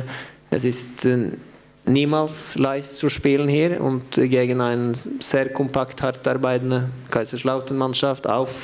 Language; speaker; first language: German; non-native, fluent; Norwegian